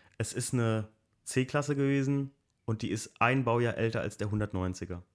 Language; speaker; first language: German; native; German